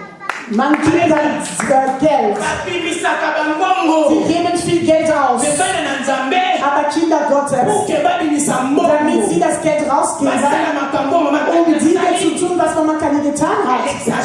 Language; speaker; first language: German; non-native, fluent; French